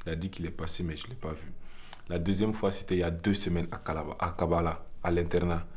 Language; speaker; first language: French; non-native, local second language; Bambara